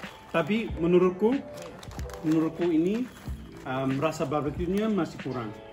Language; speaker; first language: Indonesian; non-native, fluent; English